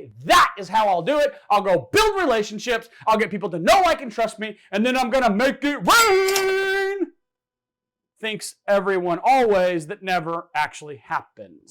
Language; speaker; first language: English; native; English